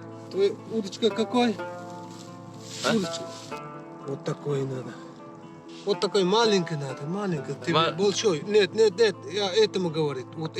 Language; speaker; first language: Russian; non-native, learner; Uzbek